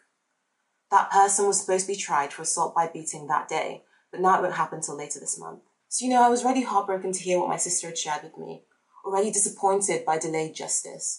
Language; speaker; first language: English; native; English